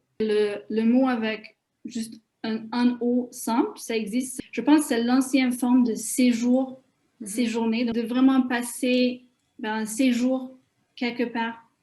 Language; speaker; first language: French; non-native, fluent; Hungarian